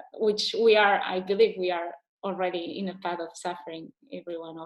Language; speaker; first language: English; non-native, fluent; Catalan